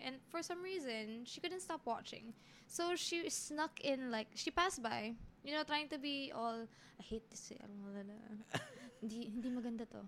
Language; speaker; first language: English; non-native, local second language; Filipino